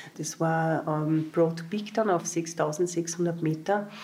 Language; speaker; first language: German; native; German